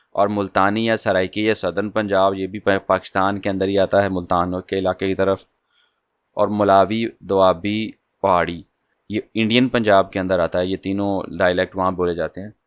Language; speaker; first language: Urdu; non-native, local second language; Punjabi